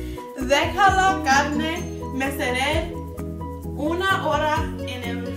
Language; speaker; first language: Spanish; non-native, learner; English